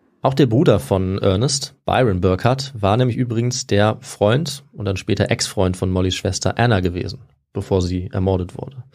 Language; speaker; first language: German; native; German